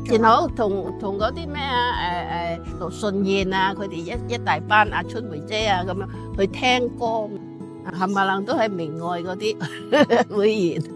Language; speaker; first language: Cantonese; non-native, fluent; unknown